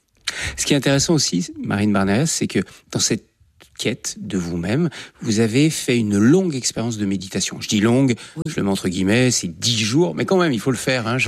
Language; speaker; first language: French; native; French